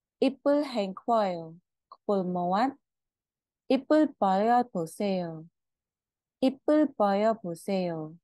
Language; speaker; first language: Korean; non-native, fluent; Khmer